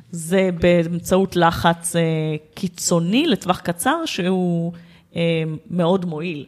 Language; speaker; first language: Hebrew; native; Hebrew